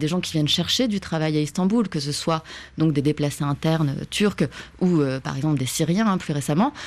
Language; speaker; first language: French; native; French